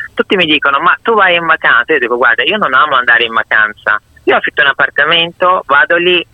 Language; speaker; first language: Italian; non-native, fluent; Turkish